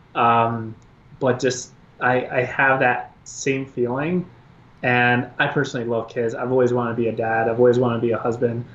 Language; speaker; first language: English; early bilingual, other home language; Albanian